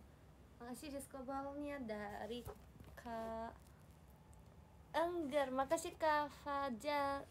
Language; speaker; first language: Indonesian; non-native, fluent; Japanese